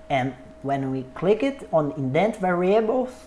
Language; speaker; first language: English; non-native, learner; Portuguese